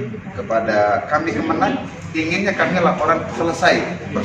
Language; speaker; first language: Indonesian; native; Indonesian